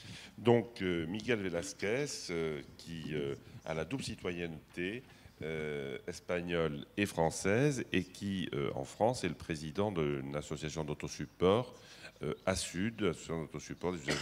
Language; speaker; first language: French; native; French